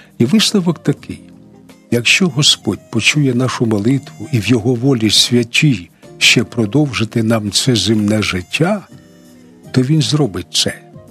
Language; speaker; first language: Ukrainian; non-native, local second language; Russian